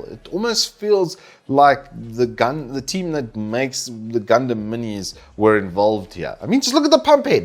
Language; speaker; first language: English; native; English